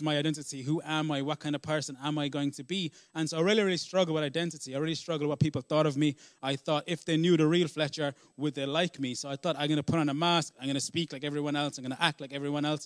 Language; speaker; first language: English; native; English